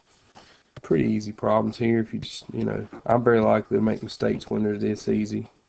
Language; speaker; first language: English; native; English